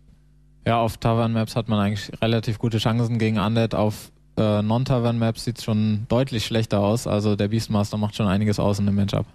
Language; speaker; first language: German; native; German